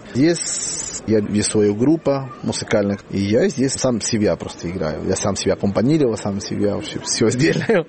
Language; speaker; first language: Russian; non-native, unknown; Spanish